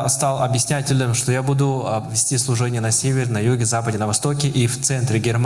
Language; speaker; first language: Russian; native; Russian